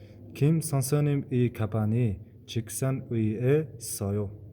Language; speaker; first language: Korean; non-native, fluent; Mongolian